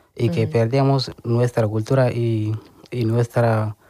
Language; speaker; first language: Spanish; non-native, learner; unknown